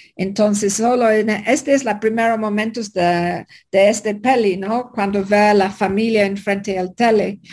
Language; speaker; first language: Spanish; non-native, learner; English